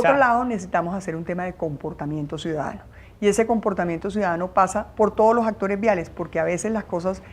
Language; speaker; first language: Spanish; native; Spanish